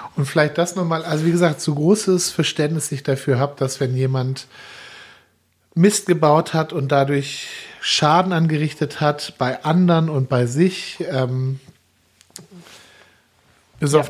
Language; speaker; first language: German; native; German